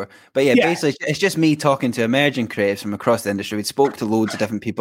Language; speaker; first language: English; native; English